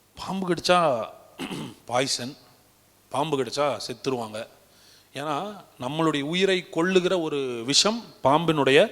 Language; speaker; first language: Tamil; native; Tamil